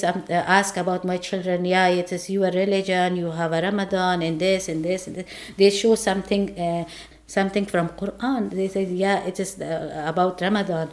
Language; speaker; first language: English; non-native, learner; Persian